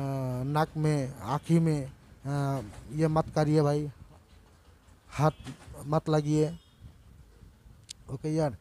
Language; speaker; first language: Hindi; non-native, learner; Bangla